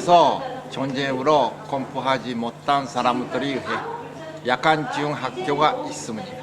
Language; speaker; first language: Korean; non-native, learner; Japanese